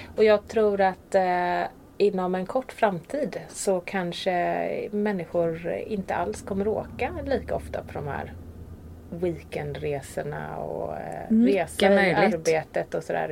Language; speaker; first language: Swedish; native; Swedish